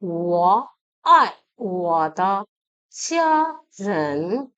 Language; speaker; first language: Chinese; non-native, fluent; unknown